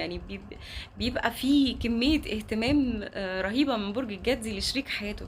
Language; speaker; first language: Arabic; native; Arabic